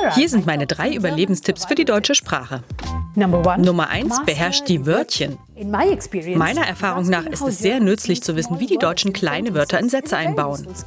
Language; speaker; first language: German; non-native, fluent; Bangla